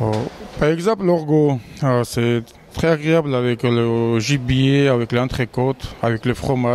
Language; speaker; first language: French; non-native, learner; Georgian